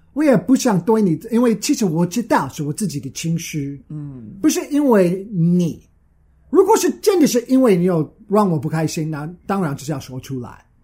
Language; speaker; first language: Chinese; non-native, fluent; English